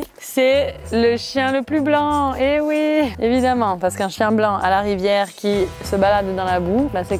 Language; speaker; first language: French; native; French